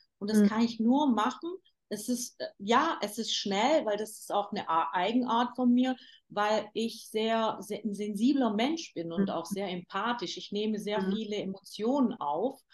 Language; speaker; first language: German; native; German